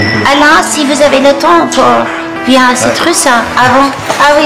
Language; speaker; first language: French; non-native, learner; English